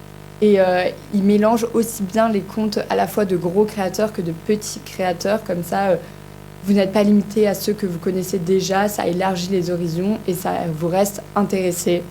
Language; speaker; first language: French; native; French